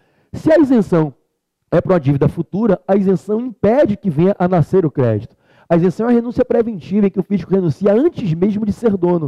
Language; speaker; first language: Portuguese; native; Portuguese